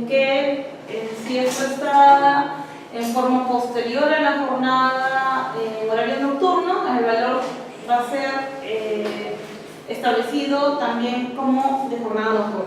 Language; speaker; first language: Spanish; native; Spanish